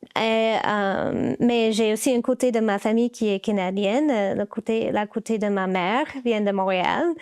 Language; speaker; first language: French; non-native, fluent; English